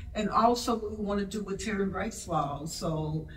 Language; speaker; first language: English; native; English